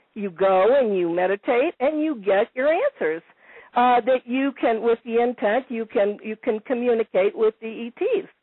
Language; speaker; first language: English; non-native, fluent; Italian